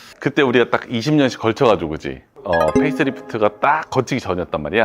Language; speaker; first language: Korean; native; Korean